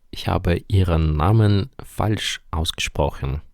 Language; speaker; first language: German; non-native, fluent; Ukrainian